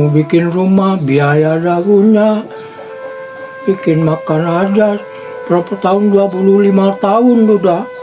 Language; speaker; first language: Indonesian; non-native, local second language; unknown